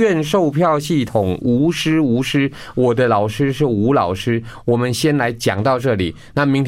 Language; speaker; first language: Chinese; non-native, local second language; Min Nan Chinese